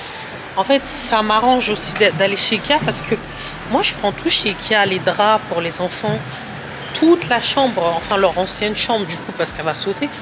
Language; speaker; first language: French; native; French